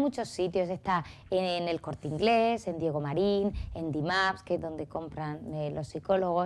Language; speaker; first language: Spanish; native; Spanish